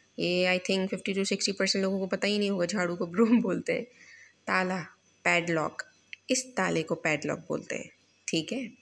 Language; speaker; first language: Urdu; native; Urdu